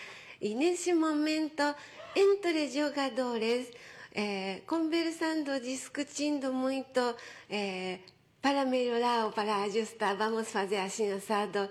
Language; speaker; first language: Portuguese; non-native, fluent; Japanese